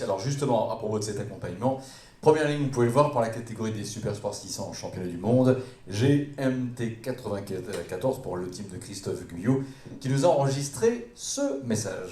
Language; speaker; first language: French; native; French